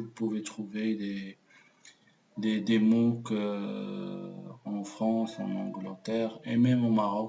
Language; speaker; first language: French; non-native, local second language; Arabic